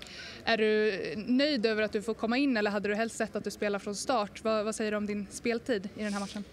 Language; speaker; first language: Swedish; native; Swedish